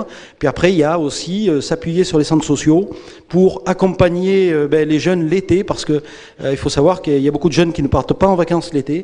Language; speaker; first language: French; native; French